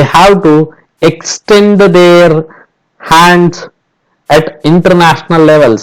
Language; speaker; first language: English; non-native, local second language; Kannada